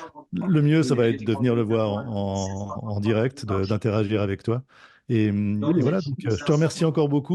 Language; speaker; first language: French; native; French